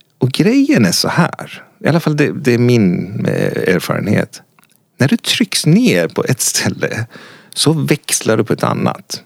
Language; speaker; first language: Swedish; non-native, fluent; Persian